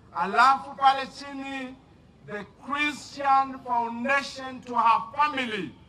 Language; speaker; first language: English; non-native, local second language; Swahili